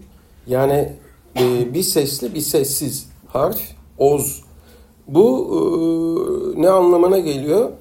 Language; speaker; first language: Turkish; native; Turkish